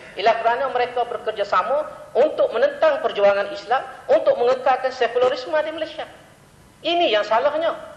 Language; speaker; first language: Malay; native; Malay